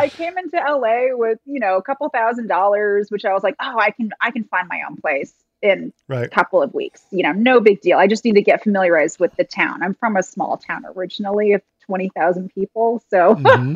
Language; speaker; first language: English; native; English